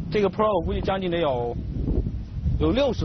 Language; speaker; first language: Chinese; native; Chinese